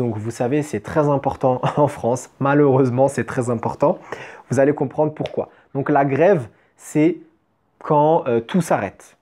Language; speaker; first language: French; native; French